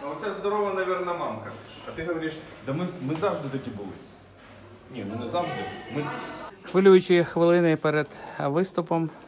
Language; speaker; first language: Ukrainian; non-native, local second language; Russian